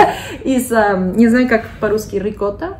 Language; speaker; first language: Russian; early bilingual, heritage; Russian